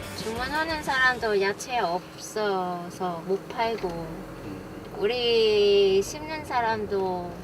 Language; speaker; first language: Korean; non-native, learner; Vietnamese